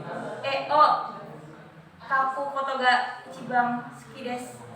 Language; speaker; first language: Japanese; non-native, learner; Indonesian